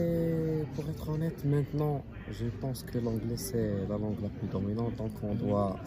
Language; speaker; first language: French; non-native, local second language; Arabic